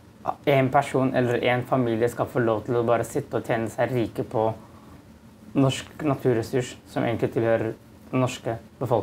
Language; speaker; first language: Norwegian; native; Norwegian